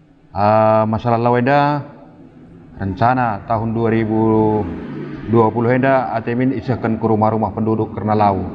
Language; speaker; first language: Indonesian; non-native, local second language; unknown